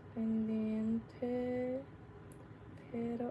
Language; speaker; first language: Spanish; non-native, learner; English